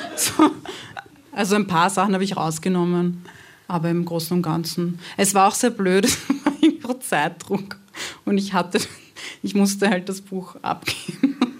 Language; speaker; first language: German; early bilingual, other home language; Croatian